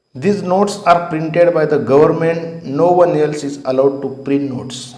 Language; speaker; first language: English; non-native, local second language; Marathi